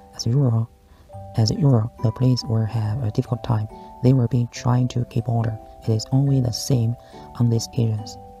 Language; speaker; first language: English; non-native, learner; Chinese